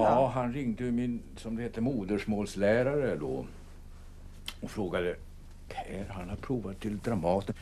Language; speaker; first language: Swedish; native; Swedish